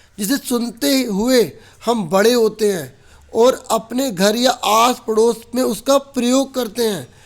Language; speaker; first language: Hindi; native; Hindi